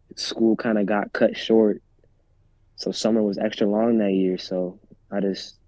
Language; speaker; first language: English; native; English